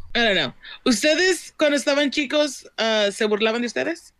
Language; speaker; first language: Spanish; early bilingual, other home language; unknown